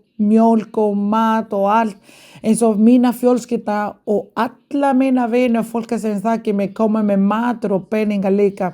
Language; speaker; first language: Icelandic; non-native, learner; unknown